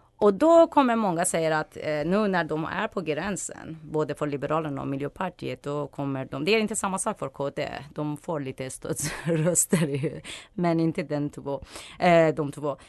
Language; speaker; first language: Swedish; non-native, fluent; Persian